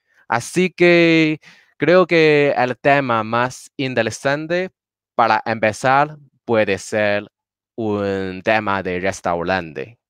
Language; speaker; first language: Spanish; non-native, learner; Chinese